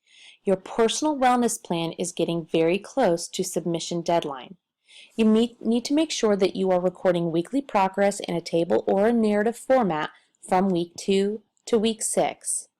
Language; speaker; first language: English; native; English